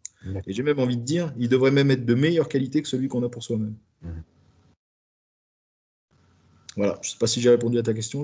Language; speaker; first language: French; native; French